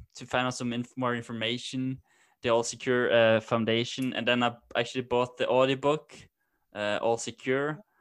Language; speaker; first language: English; non-native, fluent; Norwegian